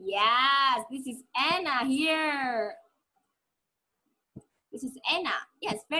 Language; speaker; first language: English; non-native, fluent; Vietnamese